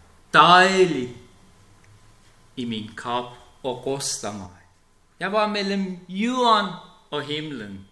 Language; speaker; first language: Danish; non-native, learner; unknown